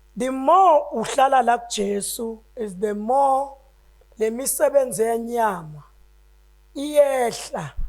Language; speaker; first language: Zulu; non-native, local second language; Swati